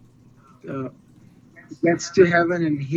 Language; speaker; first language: English; non-native, fluent; Spanish